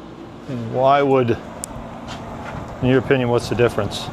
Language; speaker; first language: English; native; English